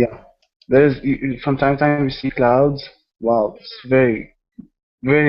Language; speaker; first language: English; non-native, learner; Arabic